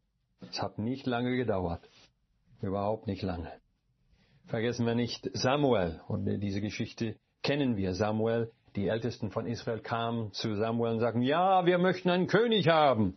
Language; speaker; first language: German; non-native, fluent; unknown